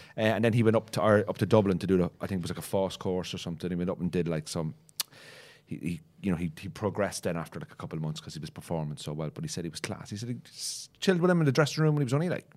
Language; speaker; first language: English; native; English